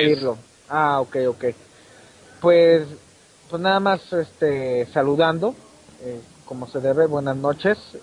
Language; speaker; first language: Spanish; native; Spanish